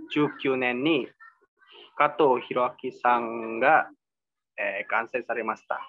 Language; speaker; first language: Japanese; non-native, learner; Indonesian